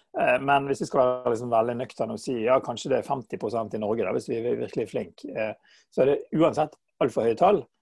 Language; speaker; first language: Norwegian; native; Norwegian